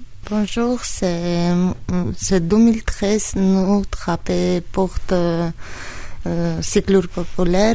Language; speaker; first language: French; non-native, learner; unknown